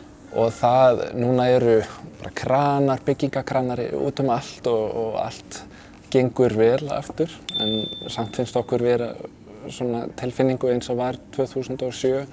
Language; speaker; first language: Icelandic; non-native, fluent; Danish